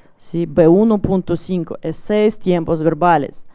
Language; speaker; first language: Spanish; non-native, learner; Russian